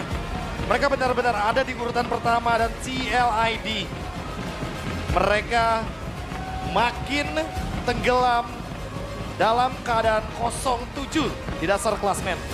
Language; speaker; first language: Indonesian; native; Indonesian